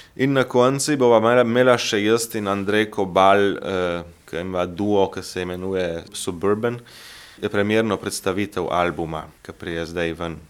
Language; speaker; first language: Slovenian; native; Slovenian